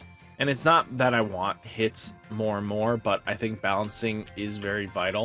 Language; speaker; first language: English; native; English